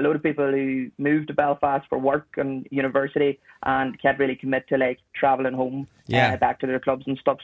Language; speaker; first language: English; native; English